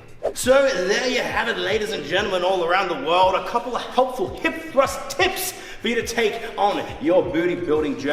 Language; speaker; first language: English; native; English